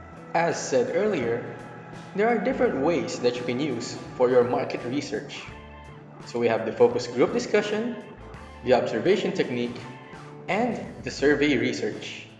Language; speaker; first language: English; non-native, local second language; Filipino